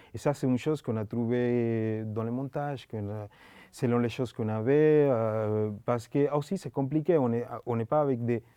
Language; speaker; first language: French; non-native, learner; Spanish